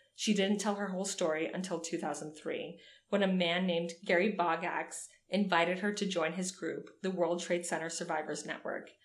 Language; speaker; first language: English; native; English